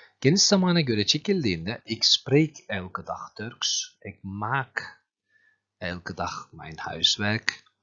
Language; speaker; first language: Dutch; non-native, fluent; Turkish